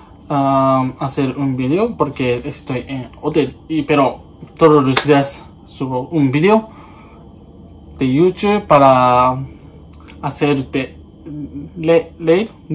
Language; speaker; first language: Spanish; non-native, learner; Japanese